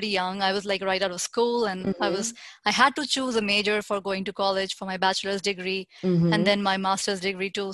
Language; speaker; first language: English; non-native, local second language; Hindi